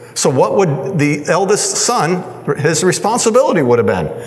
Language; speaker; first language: English; native; English